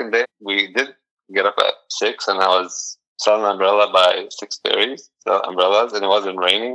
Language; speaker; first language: English; non-native, fluent; Arabic